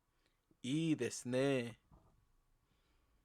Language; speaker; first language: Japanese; non-native, learner; English